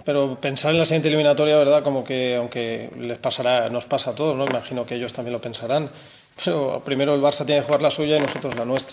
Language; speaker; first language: Spanish; native; Spanish